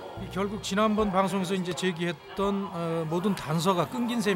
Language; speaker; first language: Korean; native; Korean